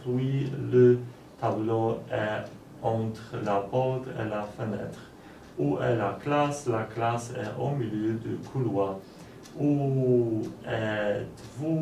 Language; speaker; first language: French; non-native, learner; Polish